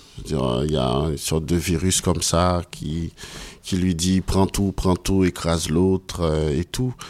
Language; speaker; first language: French; non-native, local second language; Haitian Creole